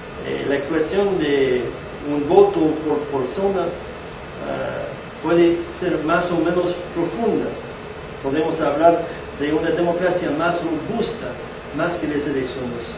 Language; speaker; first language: Spanish; non-native, fluent; English